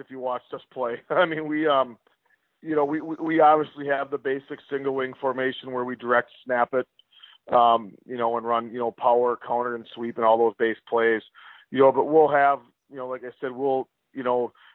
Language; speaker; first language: English; native; English